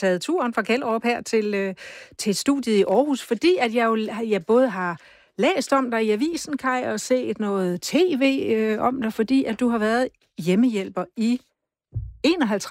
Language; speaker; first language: Danish; native; Danish